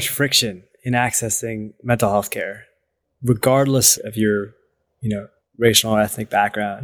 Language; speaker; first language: English; native; English